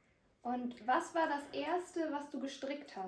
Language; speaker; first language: German; native; German